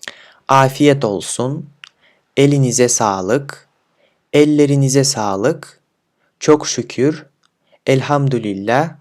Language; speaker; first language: Turkish; non-native, fluent; Kyrgyz